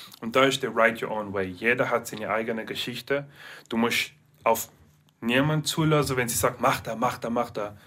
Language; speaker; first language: German; non-native, learner; English